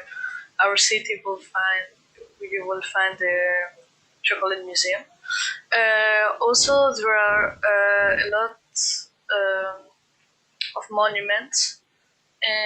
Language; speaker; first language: English; non-native, fluent; Greek